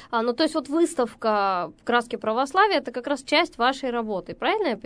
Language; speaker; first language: Russian; native; Russian